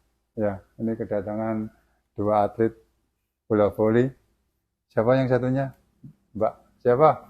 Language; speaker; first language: Indonesian; native; Indonesian